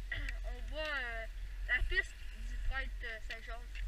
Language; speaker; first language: French; native; French